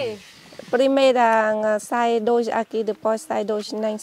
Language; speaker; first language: Portuguese; non-native, learner; Vietnamese